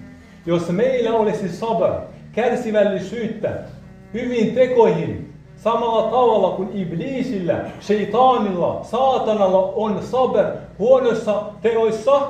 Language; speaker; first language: Finnish; non-native, fluent; Arabic